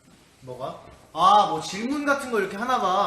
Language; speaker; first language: Korean; native; Korean